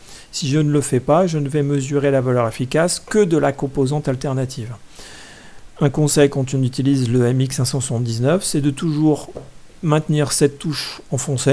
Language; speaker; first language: French; native; French